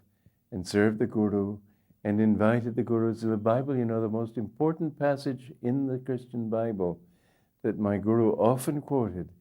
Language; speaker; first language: English; native; English